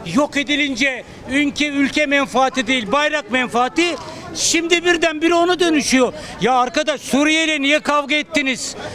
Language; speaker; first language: Turkish; native; Turkish